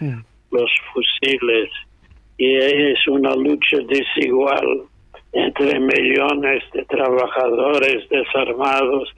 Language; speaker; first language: Spanish; non-native, fluent; English